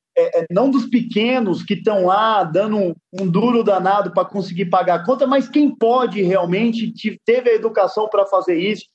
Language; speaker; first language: Portuguese; native; Portuguese